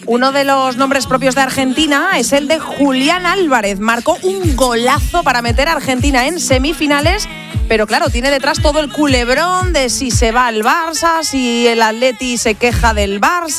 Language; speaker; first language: Spanish; native; Spanish